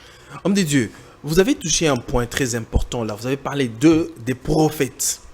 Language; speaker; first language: French; non-native, local second language; Lingala